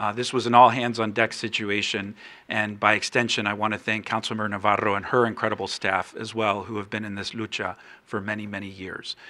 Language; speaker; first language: English; early bilingual, other home language; Spanish